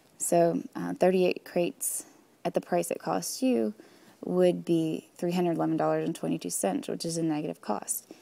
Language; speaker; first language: English; native; English